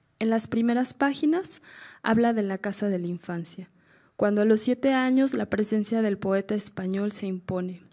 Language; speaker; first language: Spanish; native; Spanish